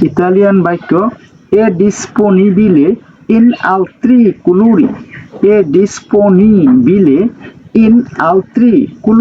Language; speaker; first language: Italian; non-native, learner; Bangla